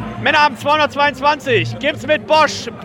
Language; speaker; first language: German; native; German